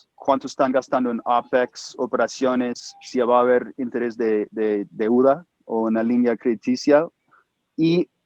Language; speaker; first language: Spanish; non-native, fluent; English